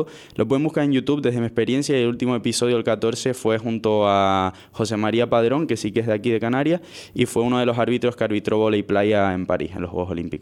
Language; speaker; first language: Spanish; native; Spanish